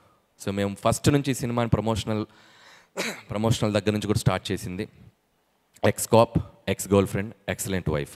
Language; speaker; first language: Telugu; native; Telugu